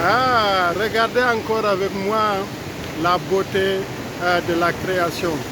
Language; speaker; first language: French; non-native, local second language; Wolof